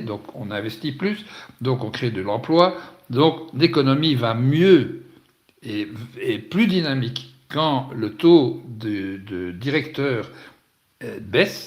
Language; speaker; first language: French; native; French